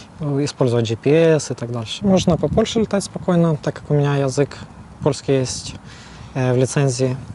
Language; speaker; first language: Russian; non-native, local second language; Ukrainian